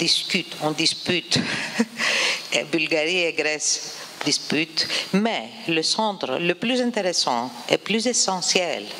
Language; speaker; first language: French; non-native, fluent; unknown